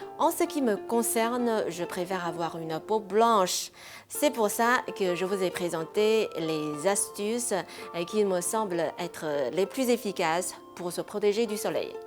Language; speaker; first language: French; non-native, fluent; Chinese